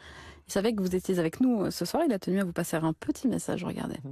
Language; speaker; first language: French; native; French